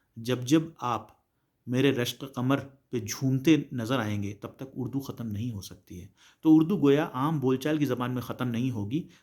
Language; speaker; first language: Urdu; native; Urdu